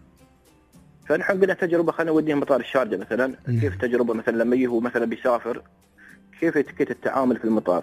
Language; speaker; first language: Arabic; native; Arabic